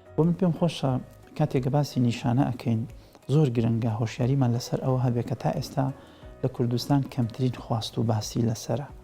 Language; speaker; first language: Central Kurdish; native; Central Kurdish